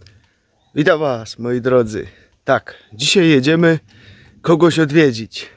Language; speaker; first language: Polish; native; Polish